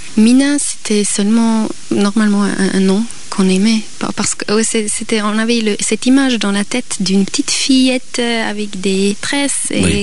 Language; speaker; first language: French; non-native, local second language; German